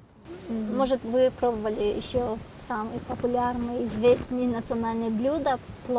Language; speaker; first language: Russian; non-native, local second language; Tajik